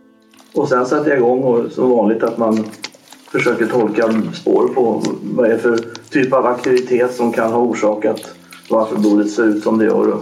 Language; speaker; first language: Swedish; native; Swedish